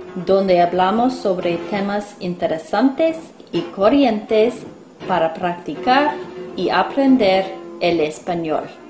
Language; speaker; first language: Spanish; non-native, fluent; English